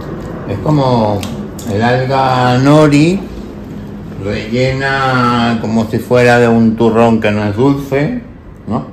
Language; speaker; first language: Spanish; native; Spanish